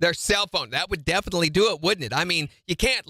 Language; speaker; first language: English; native; English